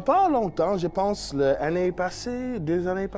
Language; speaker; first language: French; non-native, local second language; English